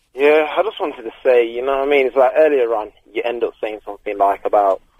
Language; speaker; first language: English; native; English